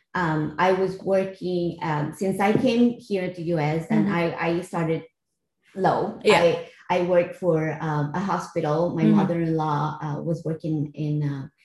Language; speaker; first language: English; non-native, fluent; Spanish